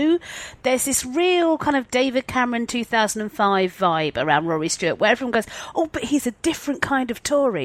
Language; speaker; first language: English; native; English